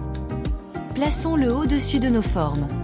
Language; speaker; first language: French; native; French